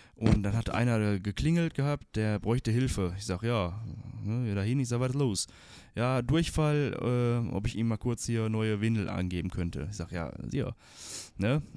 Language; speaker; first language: German; early bilingual, other home language; Turkish